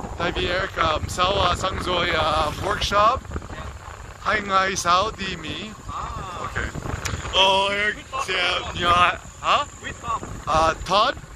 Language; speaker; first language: Vietnamese; non-native, learner; English